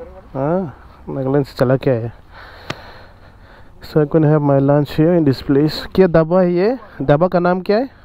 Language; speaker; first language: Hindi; non-native, learner; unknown